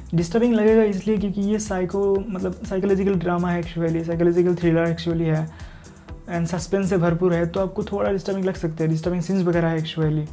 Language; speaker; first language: Hindi; non-native, local second language; Assamese